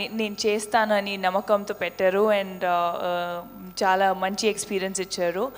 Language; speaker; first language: Telugu; non-native, fluent; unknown